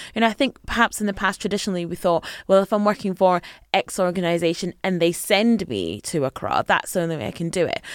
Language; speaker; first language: English; native; English